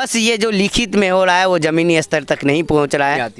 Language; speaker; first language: Hindi; native; Hindi